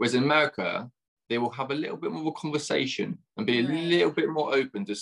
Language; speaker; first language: English; native; English